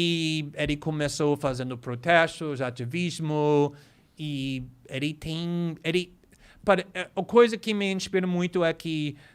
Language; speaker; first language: Portuguese; non-native, fluent; English